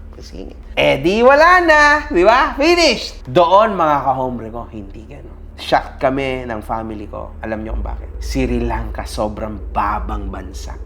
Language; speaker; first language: Filipino; native; Filipino